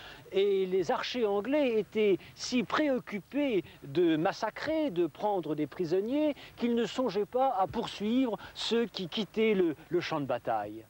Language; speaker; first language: French; native; French